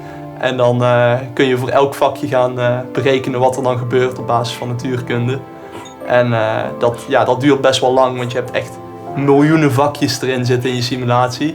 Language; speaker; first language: Dutch; native; Dutch